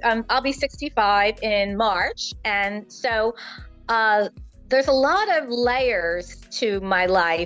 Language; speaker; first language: English; native; English